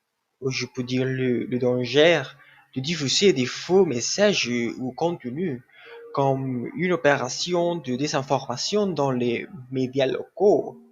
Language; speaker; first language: French; non-native, learner; Spanish